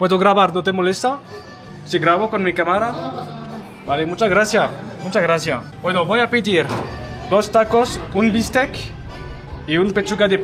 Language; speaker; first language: Spanish; non-native, learner; French